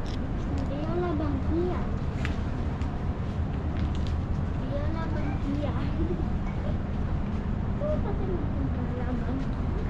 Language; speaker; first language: Spanish; early bilingual, other home language; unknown